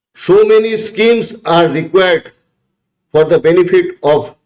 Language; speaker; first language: English; non-native, local second language; Bangla